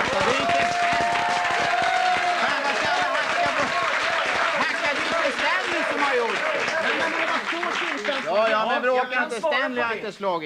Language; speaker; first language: Swedish; native; Swedish